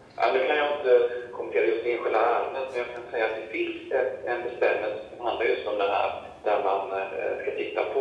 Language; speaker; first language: Swedish; native; Swedish